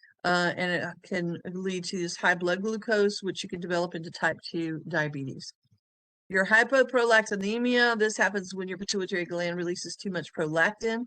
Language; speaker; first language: English; native; English